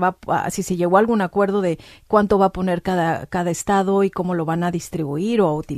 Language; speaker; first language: Spanish; native; Spanish